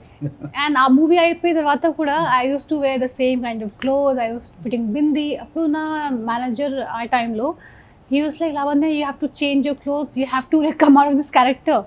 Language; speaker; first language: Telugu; non-native, local second language; Hindi